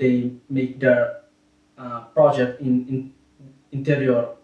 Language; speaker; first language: English; non-native, learner; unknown